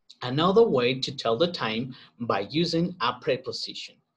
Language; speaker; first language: English; non-native, learner; Spanish